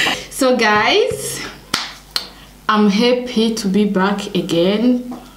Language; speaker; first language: English; non-native, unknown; Rundi